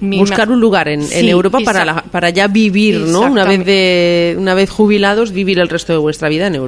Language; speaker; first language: Spanish; native; Spanish